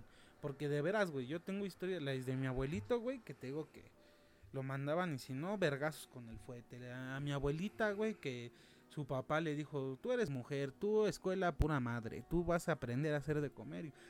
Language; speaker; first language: Spanish; native; Spanish